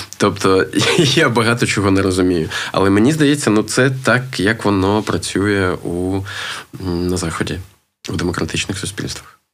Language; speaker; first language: Ukrainian; non-native, local second language; Russian